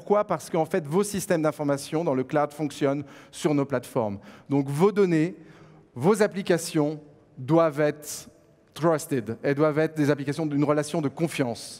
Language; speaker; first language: French; native; French